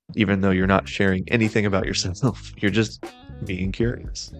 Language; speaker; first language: English; native; English